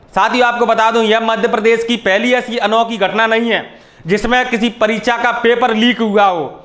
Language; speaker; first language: Hindi; native; Hindi